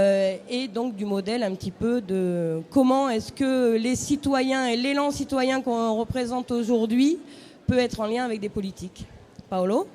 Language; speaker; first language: French; native; French